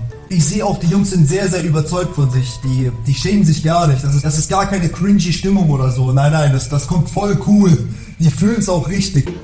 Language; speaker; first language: German; native; German